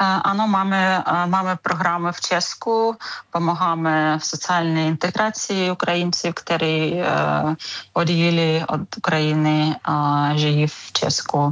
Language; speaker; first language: Czech; non-native, learner; Ukrainian